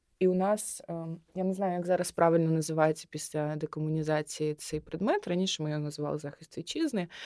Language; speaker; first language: Ukrainian; non-native, local second language; Russian